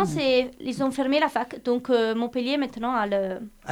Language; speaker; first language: French; non-native, fluent; Italian